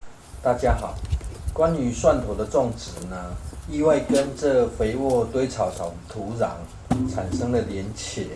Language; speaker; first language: Chinese; native; Chinese